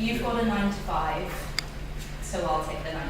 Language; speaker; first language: English; native; English